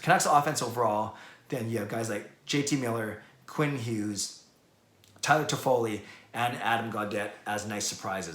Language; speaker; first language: English; native; English